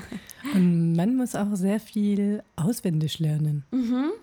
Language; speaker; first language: German; non-native, fluent; French